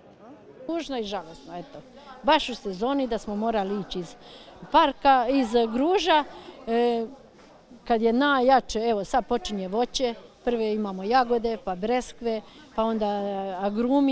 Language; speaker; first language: Croatian; native; Croatian